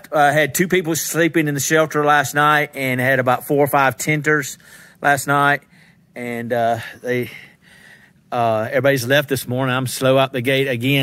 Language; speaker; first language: English; native; English